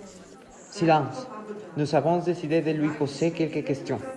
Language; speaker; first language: French; non-native, learner; Spanish